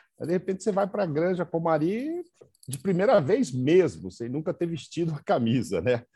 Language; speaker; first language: Portuguese; native; Portuguese